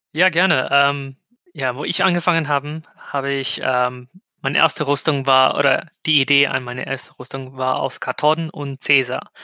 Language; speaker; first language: German; non-native, fluent; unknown